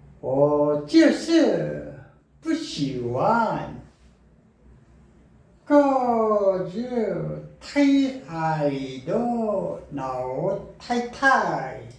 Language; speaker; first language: Korean; native; Korean